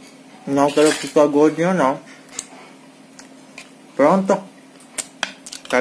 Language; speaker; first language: Portuguese; non-native, learner; Hindi